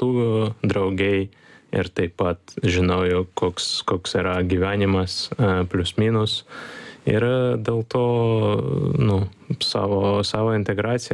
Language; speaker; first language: Lithuanian; non-native, learner; Ukrainian